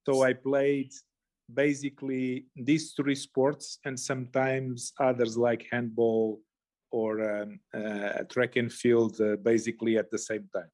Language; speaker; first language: English; non-native, fluent; Portuguese